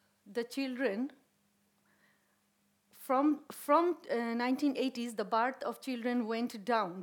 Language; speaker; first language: English; non-native, local second language; Bangla